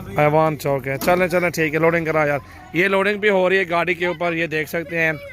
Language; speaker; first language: Urdu; non-native, local second language; Saraiki